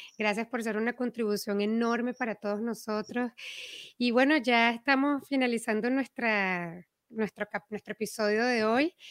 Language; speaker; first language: Spanish; native; Spanish